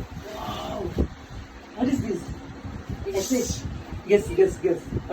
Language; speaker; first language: English; non-native, learner; Malayalam